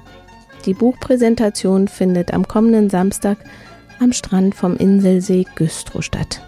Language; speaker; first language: German; native; German